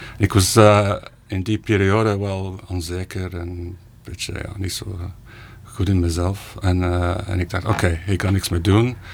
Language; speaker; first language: Dutch; non-native, fluent; English